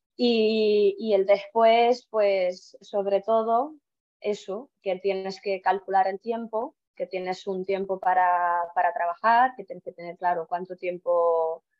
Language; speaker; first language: Spanish; non-native, fluent; Estonian